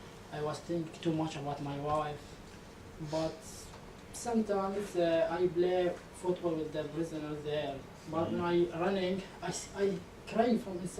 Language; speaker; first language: English; non-native, learner; Arabic